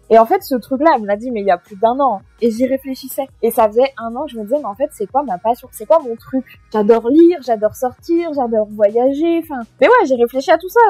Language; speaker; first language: French; native; French